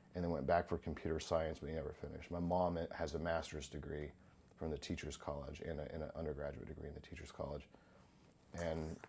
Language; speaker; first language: English; native; English